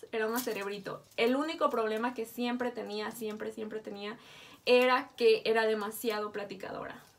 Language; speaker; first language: Spanish; native; Spanish